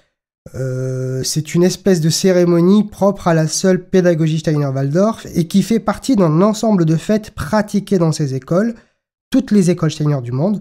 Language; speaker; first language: French; native; French